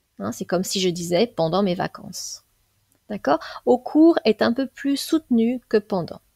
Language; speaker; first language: French; native; French